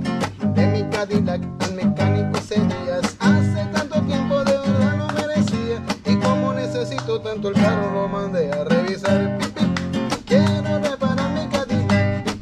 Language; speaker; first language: Spanish; native; Spanish